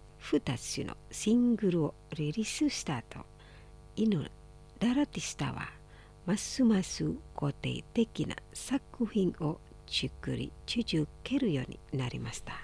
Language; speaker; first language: Japanese; non-native, fluent; Indonesian